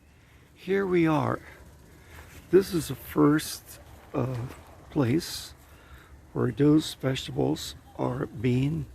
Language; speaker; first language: English; non-native, fluent; Spanish